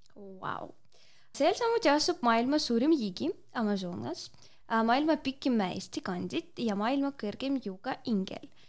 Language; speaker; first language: Estonian; non-native, local second language; Russian